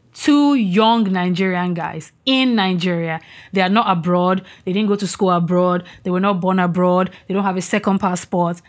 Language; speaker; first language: English; non-native, local second language; Yoruba